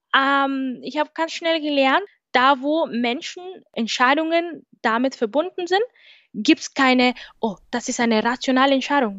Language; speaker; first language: German; non-native, fluent; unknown